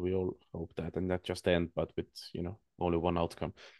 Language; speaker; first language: English; non-native, fluent; Estonian